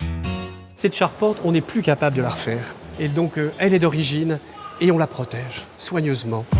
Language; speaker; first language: French; native; French